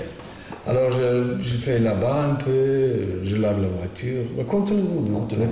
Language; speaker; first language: French; non-native, fluent; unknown